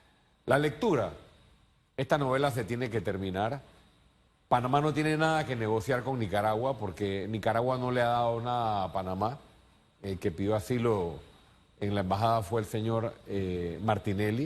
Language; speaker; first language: Spanish; native; Spanish